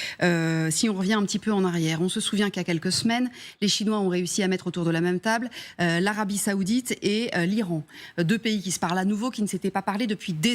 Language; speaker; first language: French; native; French